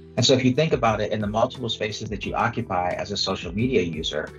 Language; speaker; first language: English; native; English